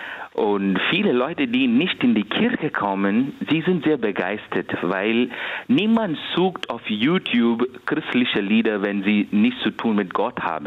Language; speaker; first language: German; non-native, fluent; Kannada